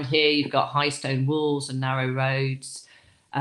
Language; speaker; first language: English; native; English